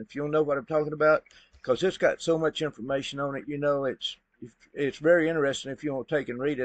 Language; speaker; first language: English; native; English